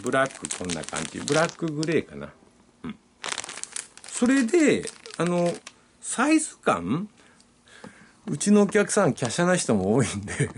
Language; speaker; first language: Japanese; native; Japanese